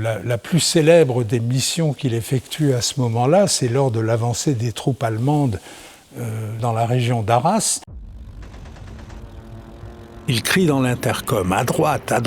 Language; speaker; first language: French; native; French